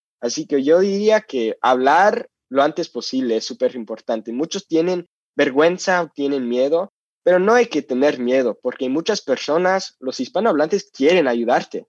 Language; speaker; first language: Spanish; non-native, fluent; English